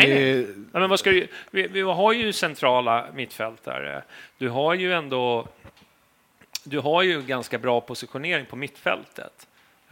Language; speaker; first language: Swedish; native; Swedish